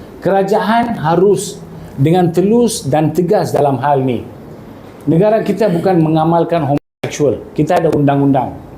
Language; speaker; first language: Malay; non-native, local second language; Tamil